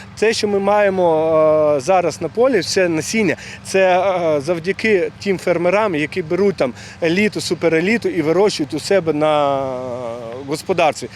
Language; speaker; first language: Ukrainian; native; Ukrainian